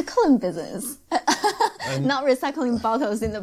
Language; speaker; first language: English; non-native, fluent; Chinese